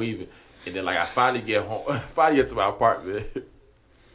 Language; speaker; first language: English; non-native, fluent; Haitian Creole